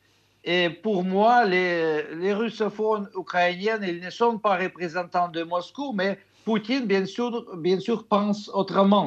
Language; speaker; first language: French; non-native, fluent; Russian